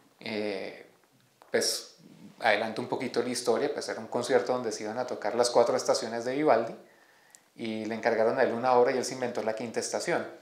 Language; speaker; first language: Spanish; native; Spanish